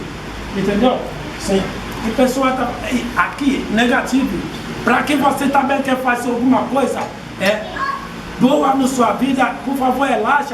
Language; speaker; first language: Portuguese; non-native, fluent; Yoruba